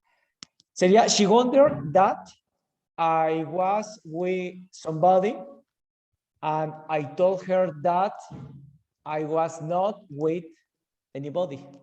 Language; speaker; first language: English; non-native, learner; Spanish